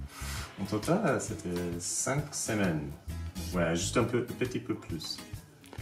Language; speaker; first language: French; non-native, learner; English